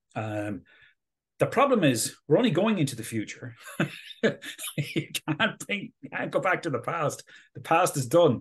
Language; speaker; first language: English; native; English